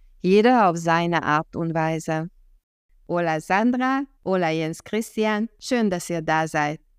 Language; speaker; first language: German; non-native, fluent; Hungarian